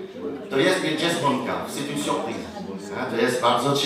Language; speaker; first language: Polish; early bilingual, heritage; Polish